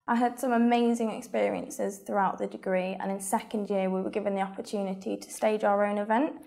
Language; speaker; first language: English; native; English